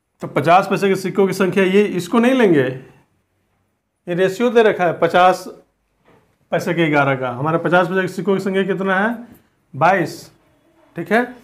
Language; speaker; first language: Hindi; native; Hindi